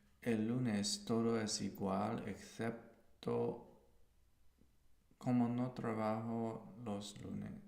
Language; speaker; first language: Spanish; non-native, learner; English